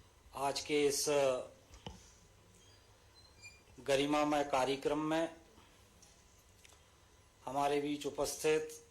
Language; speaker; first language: Hindi; native; Hindi